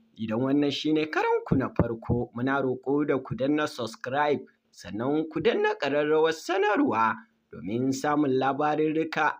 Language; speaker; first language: Hausa; native; Hausa